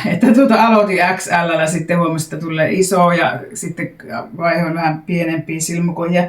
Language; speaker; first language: Finnish; native; Finnish